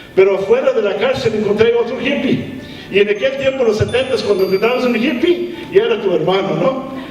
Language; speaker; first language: Spanish; early bilingual, heritage; English